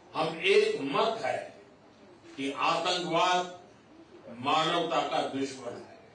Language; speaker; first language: Hindi; non-native, local second language; Gujarati